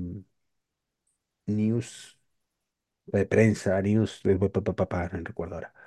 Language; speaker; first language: English; non-native, learner; Spanish